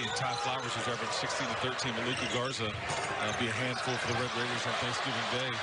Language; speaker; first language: English; native; English